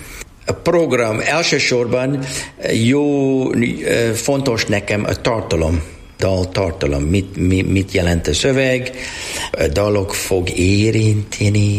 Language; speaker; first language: Hungarian; non-native, learner; English